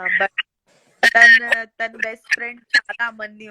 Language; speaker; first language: Telugu; non-native, learner; Gujarati